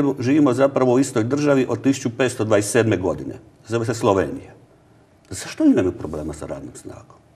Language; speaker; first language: Croatian; native; Croatian